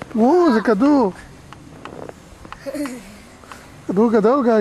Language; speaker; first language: Hebrew; native; Hebrew